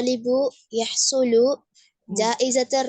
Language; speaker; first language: Arabic; non-native, learner; Tamil